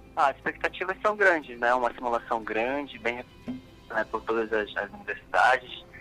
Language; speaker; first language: Portuguese; native; Portuguese